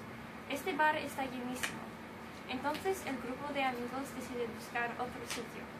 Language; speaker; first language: Spanish; non-native, learner; English